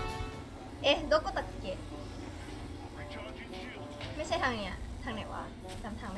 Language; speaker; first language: Japanese; non-native, learner; Thai